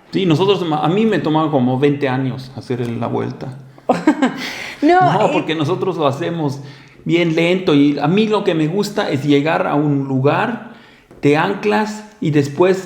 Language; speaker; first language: Spanish; non-native, fluent; German